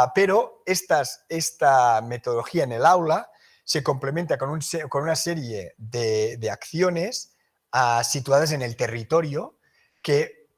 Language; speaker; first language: Spanish; non-native, local second language; Catalan